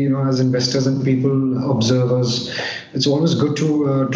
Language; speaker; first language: English; non-native, local second language; Hindi